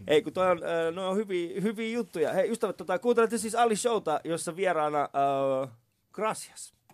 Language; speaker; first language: Finnish; early bilingual, other home language; Persian